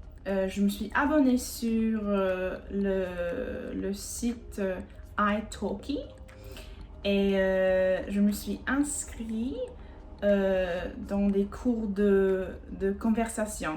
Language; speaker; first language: French; non-native, fluent; English